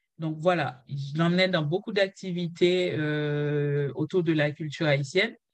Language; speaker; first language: French; non-native, local second language; Haitian Creole